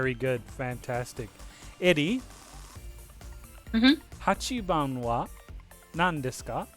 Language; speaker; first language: Japanese; non-native, fluent; English